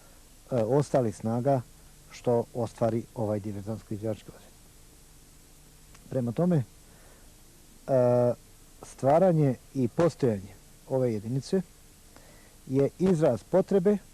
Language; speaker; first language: Bosnian; native; Bosnian